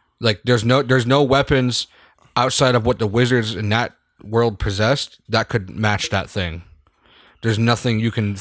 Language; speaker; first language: English; native; English